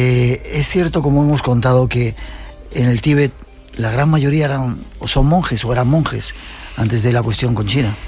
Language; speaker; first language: Spanish; native; Spanish